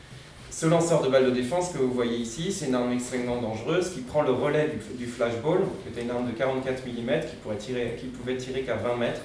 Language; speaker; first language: French; native; French